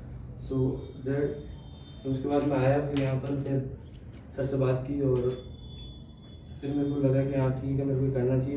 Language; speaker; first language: Hindi; native; Hindi